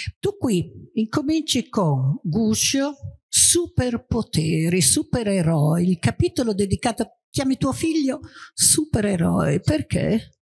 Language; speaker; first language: Italian; native; Italian